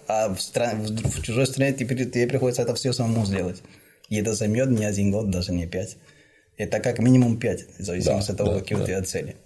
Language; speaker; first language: Russian; non-native, fluent; Spanish